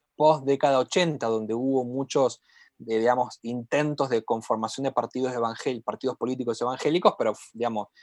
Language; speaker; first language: Spanish; native; Spanish